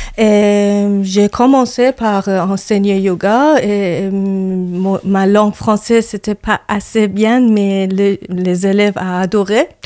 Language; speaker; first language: French; non-native, learner; Persian